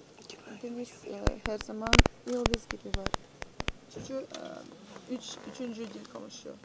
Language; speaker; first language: Turkish; non-native, learner; Russian